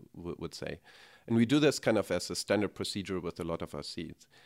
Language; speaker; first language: English; non-native, fluent; German